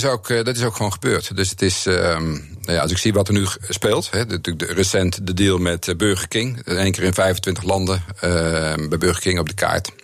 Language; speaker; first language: Dutch; native; Dutch